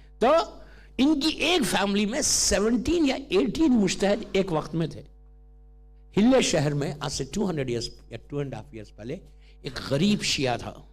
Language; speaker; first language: Urdu; native; Urdu